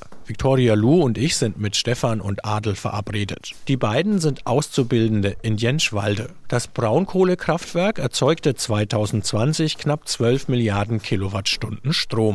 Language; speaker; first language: German; native; German